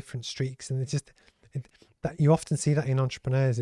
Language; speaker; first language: English; native; English